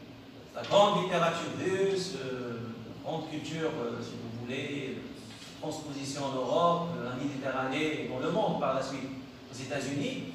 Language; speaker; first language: French; non-native, local second language; Arabic